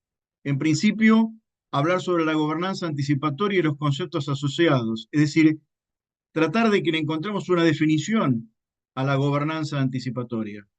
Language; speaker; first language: Spanish; native; Spanish